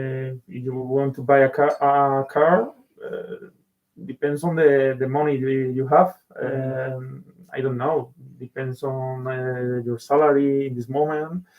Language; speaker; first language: English; non-native, learner; Spanish